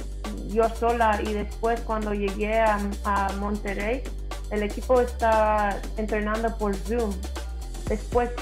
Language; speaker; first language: Spanish; early bilingual, heritage; English